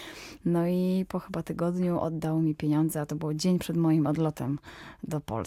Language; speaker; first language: Polish; native; Polish